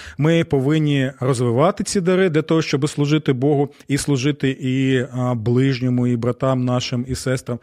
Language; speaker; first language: Ukrainian; non-native, local second language; Russian